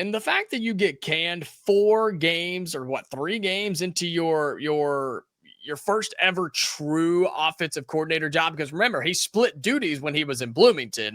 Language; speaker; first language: English; native; English